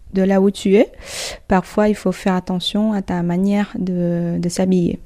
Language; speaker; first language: French; non-native, fluent; Chinese